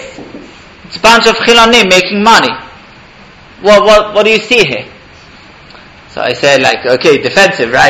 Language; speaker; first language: English; native; English